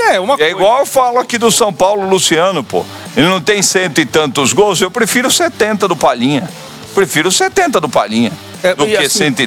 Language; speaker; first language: Portuguese; native; Portuguese